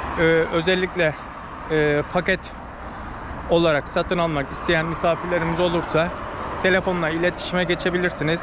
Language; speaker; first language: Turkish; native; Turkish